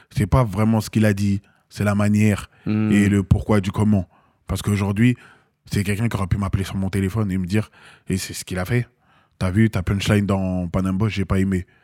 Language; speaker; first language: French; native; French